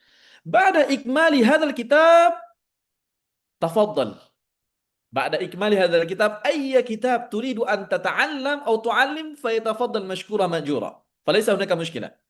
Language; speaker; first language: Arabic; non-native, fluent; Indonesian